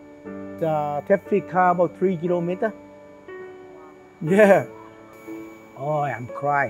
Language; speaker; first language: English; non-native, learner; Thai